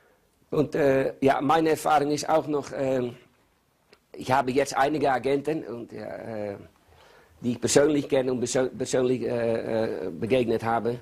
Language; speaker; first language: German; non-native, learner; Dutch